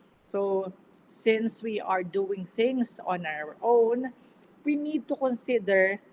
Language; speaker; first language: English; non-native, local second language; Filipino